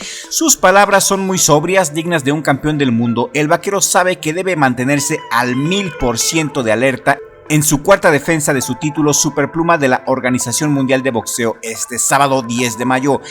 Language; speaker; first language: Spanish; native; Spanish